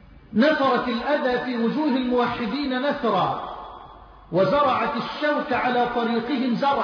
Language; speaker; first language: Arabic; native; Arabic